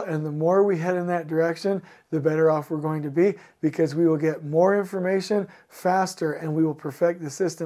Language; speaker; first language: English; native; English